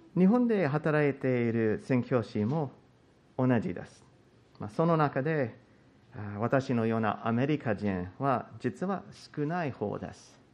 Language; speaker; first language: Japanese; non-native, fluent; English